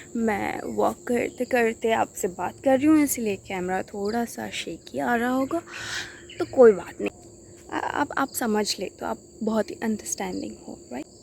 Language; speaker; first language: Hindi; non-native, local second language; Odia